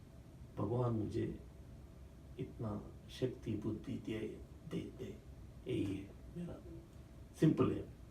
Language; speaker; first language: Hindi; non-native, local second language; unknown